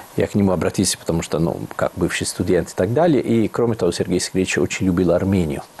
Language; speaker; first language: Russian; non-native, fluent; Italian